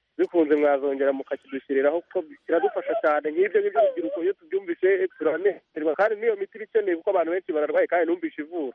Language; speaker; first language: Kinyarwanda; native; Kinyarwanda